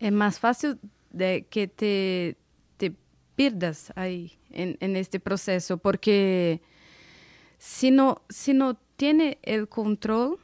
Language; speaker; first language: Spanish; non-native, fluent; Portuguese